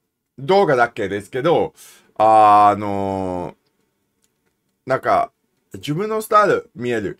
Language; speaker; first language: Japanese; non-native, learner; English